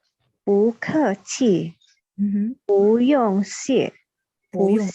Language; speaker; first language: Chinese; non-native, learner; Indonesian